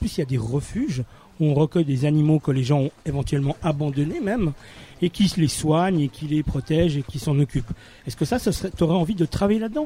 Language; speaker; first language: French; native; French